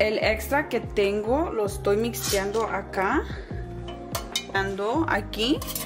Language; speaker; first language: Spanish; early bilingual, heritage; Spanish